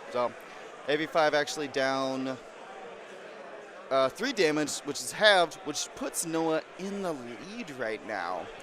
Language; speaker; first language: English; native; English